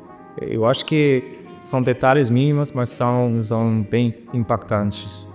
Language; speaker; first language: Portuguese; non-native, fluent; German